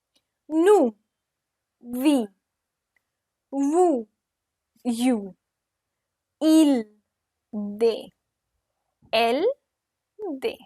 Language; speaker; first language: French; non-native, fluent; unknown